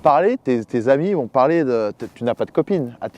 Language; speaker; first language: French; native; French